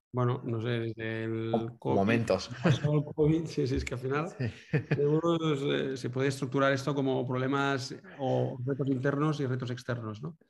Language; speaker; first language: Spanish; native; Spanish